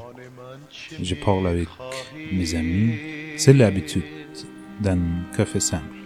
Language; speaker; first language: French; non-native, learner; Persian